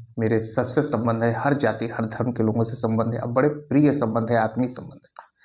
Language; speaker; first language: Hindi; native; Hindi